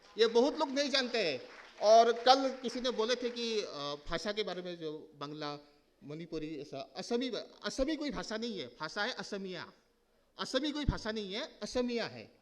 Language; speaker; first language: Hindi; non-native, local second language; Assamese